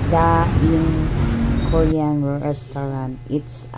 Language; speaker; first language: English; non-native, local second language; Filipino